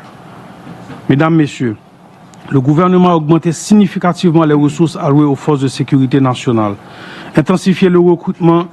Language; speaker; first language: French; non-native, local second language; Haitian Creole